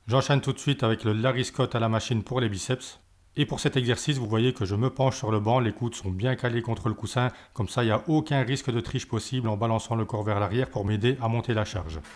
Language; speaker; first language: French; native; French